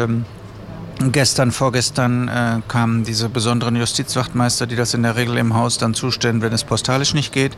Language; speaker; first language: German; native; German